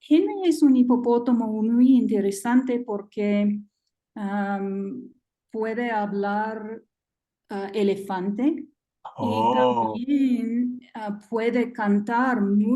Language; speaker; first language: Spanish; non-native, learner; English